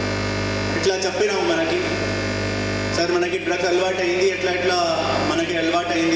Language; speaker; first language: Telugu; non-native, fluent; Hindi